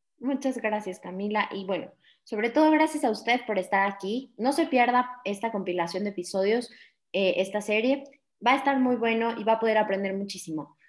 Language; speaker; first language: Spanish; native; Spanish